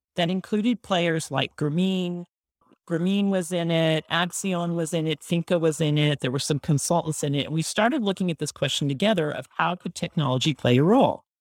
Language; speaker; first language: English; native; English